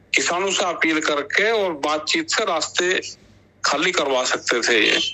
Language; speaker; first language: Hindi; native; Hindi